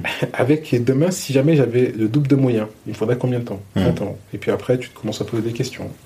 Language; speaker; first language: French; native; French